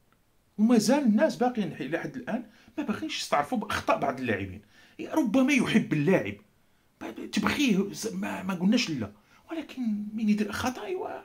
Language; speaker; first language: Arabic; native; Arabic